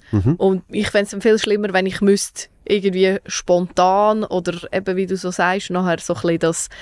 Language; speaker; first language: German; native; German